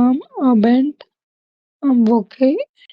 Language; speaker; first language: German; non-native, learner; Urdu